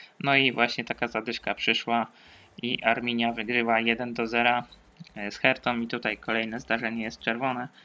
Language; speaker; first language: Polish; native; Polish